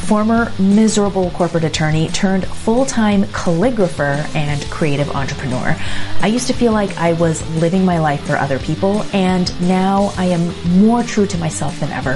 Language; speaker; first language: English; native; English